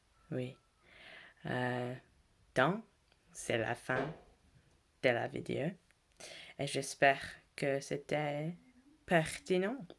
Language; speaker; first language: French; non-native, learner; English